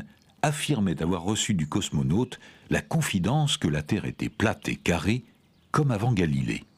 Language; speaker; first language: French; native; French